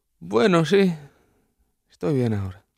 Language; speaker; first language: Spanish; non-native, learner; Arabic